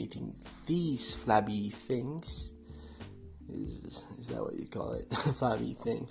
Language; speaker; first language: English; non-native, local second language; Filipino